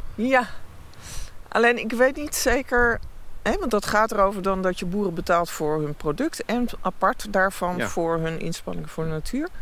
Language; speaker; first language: Dutch; native; Dutch